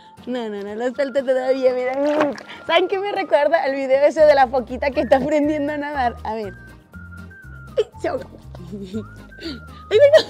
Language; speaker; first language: Spanish; native; Spanish